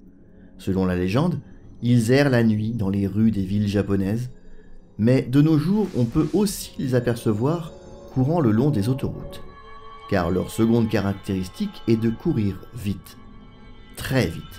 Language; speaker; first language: French; native; French